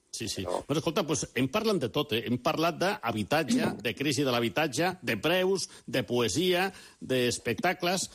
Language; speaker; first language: Catalan; native; Catalan